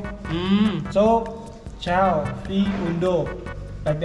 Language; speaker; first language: English; non-native, fluent; Thai